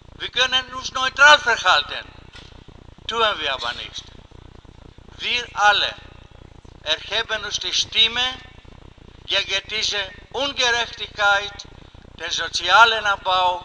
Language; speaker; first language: German; non-native, fluent; Greek